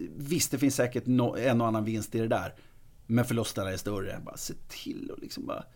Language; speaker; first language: Swedish; native; Swedish